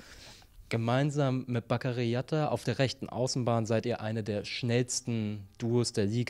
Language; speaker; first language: German; native; German